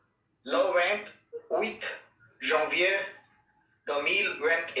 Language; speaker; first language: French; non-native, learner; Hindi